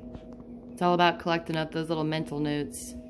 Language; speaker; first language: English; native; English